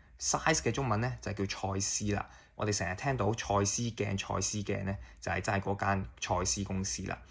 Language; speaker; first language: Cantonese; native; Cantonese